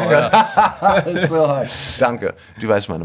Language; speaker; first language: German; non-native, fluent; English